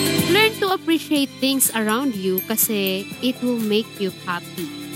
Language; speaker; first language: English; non-native, local second language; Filipino